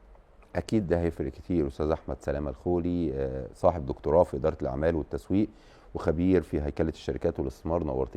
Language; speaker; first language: Arabic; native; Arabic